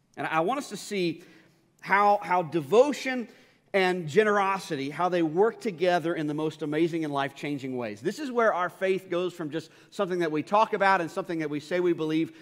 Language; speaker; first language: English; native; English